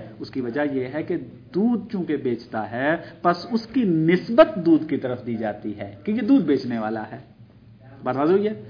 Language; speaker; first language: Urdu; non-native, local second language; Punjabi